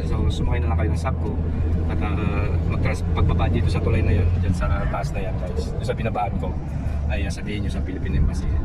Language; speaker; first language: Filipino; non-native, local second language; Pampanga